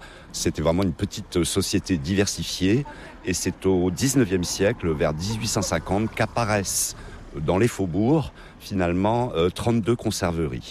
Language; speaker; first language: French; native; French